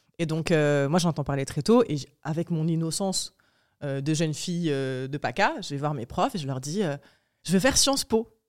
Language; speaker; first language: French; early bilingual, other home language; Arabic